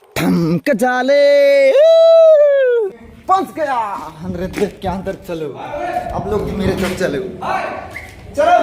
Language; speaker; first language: Hindi; non-native, local second language; Assamese